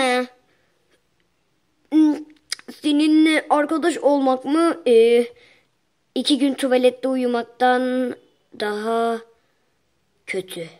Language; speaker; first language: Turkish; native; Turkish